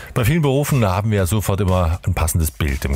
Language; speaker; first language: German; native; German